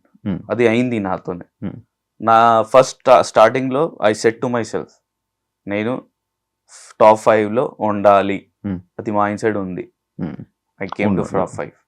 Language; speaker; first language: Telugu; non-native, local second language; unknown